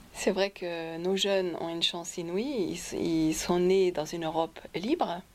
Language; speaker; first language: French; non-native, fluent; German